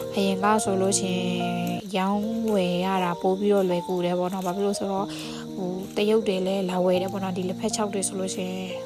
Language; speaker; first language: Burmese; non-native, local second language; Pa'o Karen